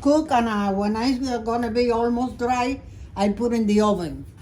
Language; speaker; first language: English; non-native, learner; Spanish